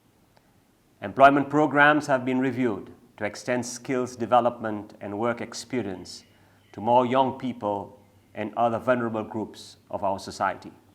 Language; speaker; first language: English; non-native, local second language; Seselwa Creole French